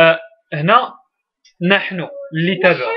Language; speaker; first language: Arabic; native; Arabic